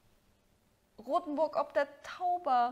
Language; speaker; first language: German; native; German